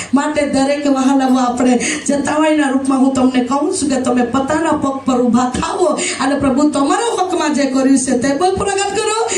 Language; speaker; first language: Gujarati; non-native, local second language; Gamit